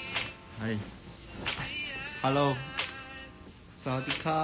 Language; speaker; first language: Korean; non-native, fluent; Chinese